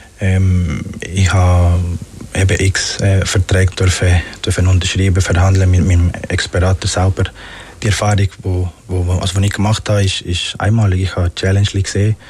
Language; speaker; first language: German; non-native, fluent; Spanish